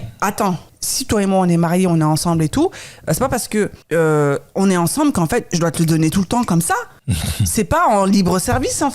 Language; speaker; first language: French; native; French